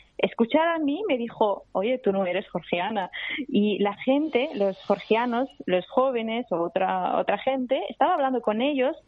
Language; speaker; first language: Spanish; non-native, fluent; Russian